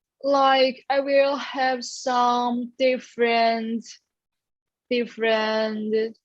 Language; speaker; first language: English; non-native, learner; Chinese